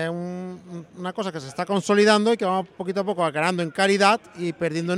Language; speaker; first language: Spanish; native; Spanish